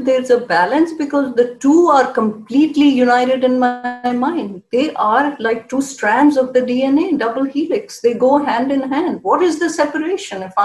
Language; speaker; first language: English; non-native, local second language; Urdu